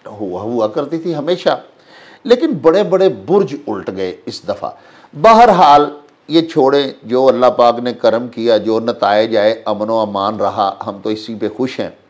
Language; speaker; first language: Urdu; non-native, local second language; Punjabi